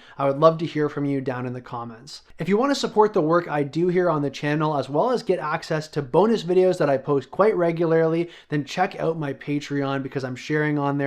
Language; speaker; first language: English; native; English